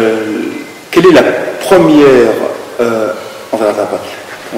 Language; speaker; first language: French; native; French